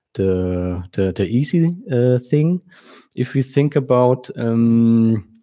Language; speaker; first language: English; non-native, fluent; German